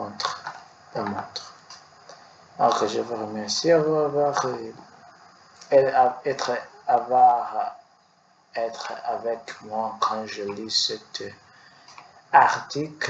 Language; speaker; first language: French; non-native, learner; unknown